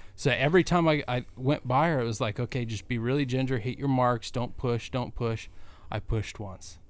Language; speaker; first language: English; native; English